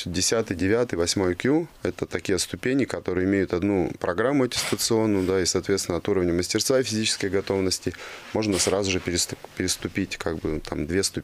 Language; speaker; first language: Russian; native; Russian